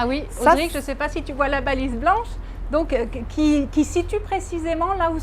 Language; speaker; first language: French; native; French